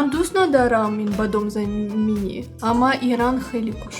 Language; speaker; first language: Persian; non-native, learner; Russian